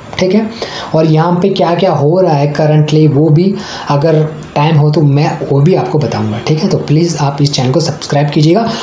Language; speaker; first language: Hindi; non-native, local second language; Tamil